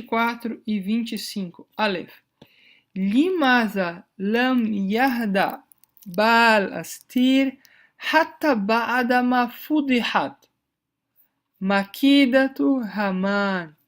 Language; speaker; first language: Arabic; non-native, fluent; Portuguese